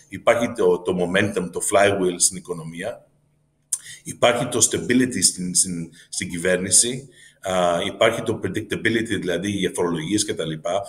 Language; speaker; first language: Greek; early bilingual, heritage; Greek